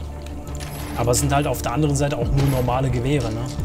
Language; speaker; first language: German; native; German